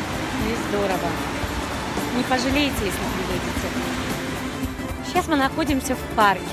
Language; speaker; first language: Russian; non-native, local second language; Kumyk